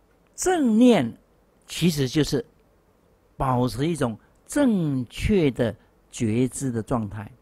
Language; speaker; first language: Chinese; native; Chinese